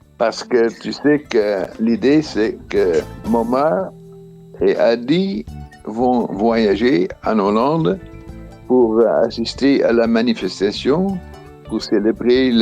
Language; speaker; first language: French; non-native, fluent; Dutch